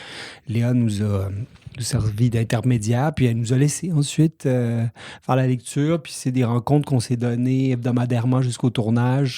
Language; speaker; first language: French; native; French